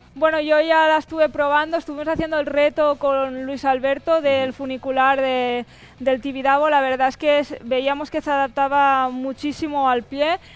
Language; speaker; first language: Spanish; native; Spanish